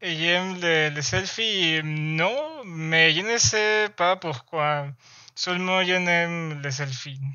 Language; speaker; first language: French; non-native, learner; Spanish